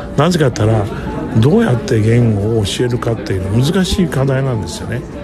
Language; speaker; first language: Japanese; native; Japanese